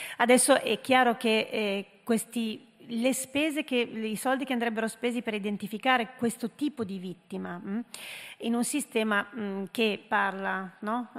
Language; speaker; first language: Italian; early bilingual, heritage; Italian